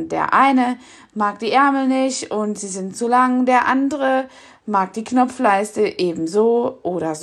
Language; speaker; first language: German; native; German